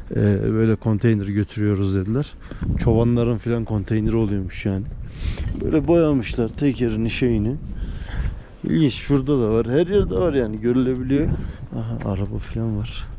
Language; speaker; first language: Turkish; native; Turkish